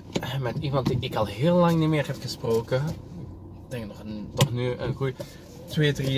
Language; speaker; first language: Dutch; native; Dutch